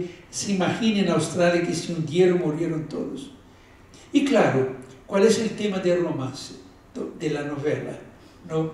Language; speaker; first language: Spanish; non-native, fluent; Portuguese